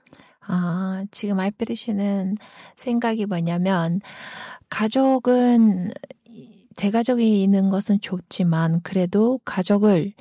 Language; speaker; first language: Korean; non-native, fluent; Kyrgyz